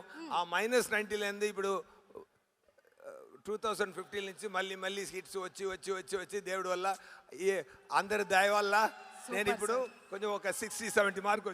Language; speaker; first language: Telugu; non-native, learner; Tamil